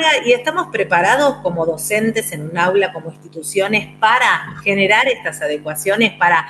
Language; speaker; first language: Spanish; native; Spanish